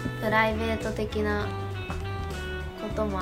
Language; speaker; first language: Japanese; native; Japanese